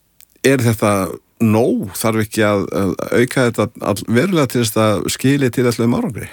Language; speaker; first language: Icelandic; native; Icelandic